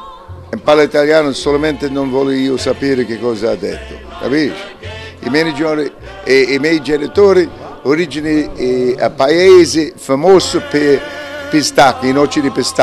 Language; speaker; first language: Italian; early bilingual, heritage; English